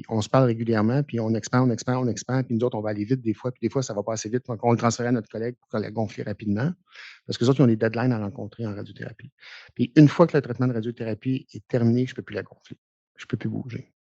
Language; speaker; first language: French; native; French